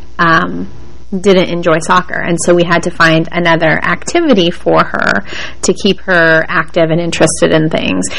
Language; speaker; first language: English; native; English